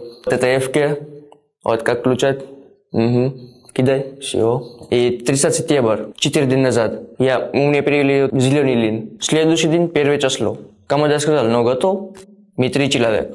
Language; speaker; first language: Russian; non-native, learner; Gujarati